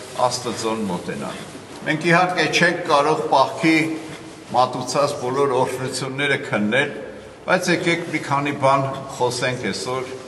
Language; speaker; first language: Armenian; native; Armenian